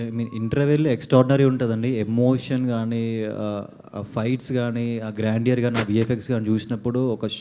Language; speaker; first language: Telugu; native; Telugu